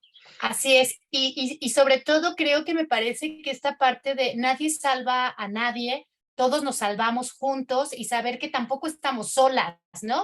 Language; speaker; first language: Spanish; native; Spanish